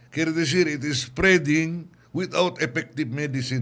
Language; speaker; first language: English; non-native, local second language; Chavacano